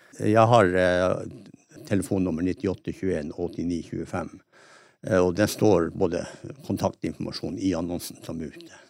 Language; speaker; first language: Norwegian; native; Norwegian